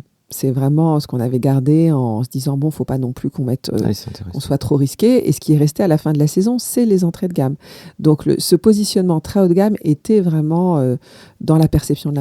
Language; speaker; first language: French; native; French